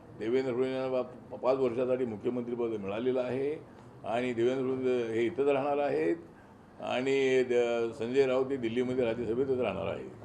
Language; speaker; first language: Marathi; native; Marathi